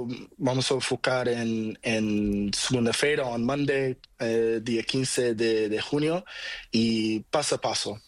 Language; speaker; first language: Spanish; non-native, learner; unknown